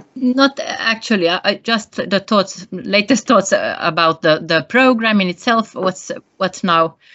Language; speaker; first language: English; non-native, fluent; Finnish